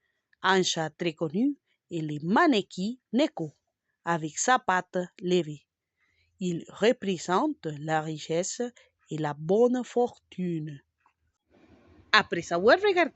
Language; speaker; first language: French; non-native, learner; Spanish